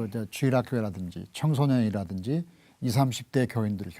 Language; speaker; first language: Korean; native; Korean